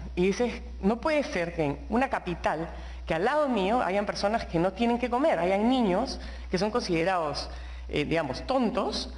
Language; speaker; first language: Spanish; native; Spanish